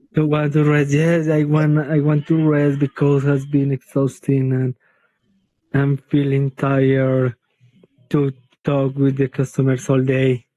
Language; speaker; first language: English; non-native, learner; Spanish